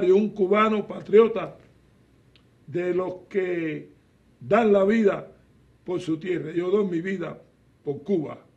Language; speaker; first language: Spanish; native; Spanish